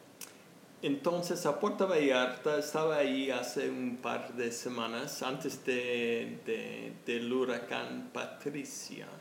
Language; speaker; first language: Spanish; non-native, fluent; English